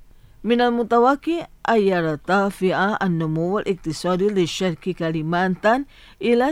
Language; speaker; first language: Arabic; non-native, fluent; Indonesian